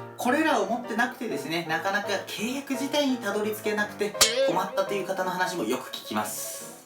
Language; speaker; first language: Japanese; native; Japanese